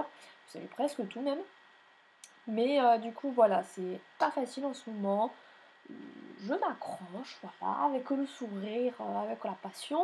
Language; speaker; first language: French; native; French